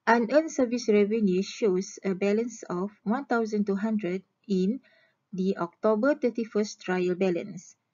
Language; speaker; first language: English; non-native, local second language; Malay